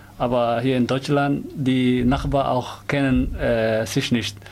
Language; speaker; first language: German; non-native, learner; Somali